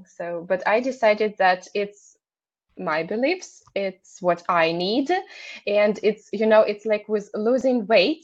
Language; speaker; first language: English; non-native, fluent; Russian